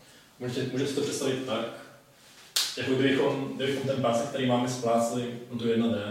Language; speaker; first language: Czech; native; Czech